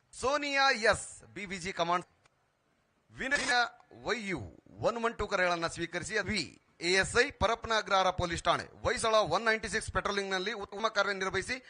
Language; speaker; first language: Kannada; native; Kannada